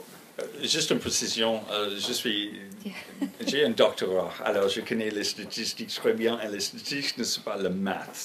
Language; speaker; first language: French; non-native, fluent; English